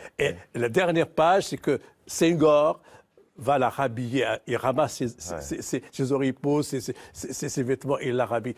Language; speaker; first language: French; non-native, local second language; Arabic